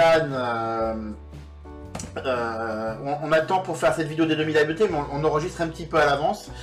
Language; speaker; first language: French; native; French